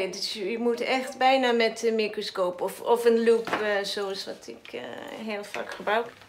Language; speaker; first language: Dutch; non-native, fluent; English